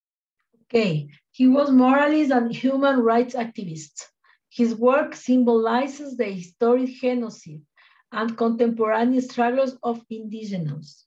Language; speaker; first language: English; non-native, learner; Spanish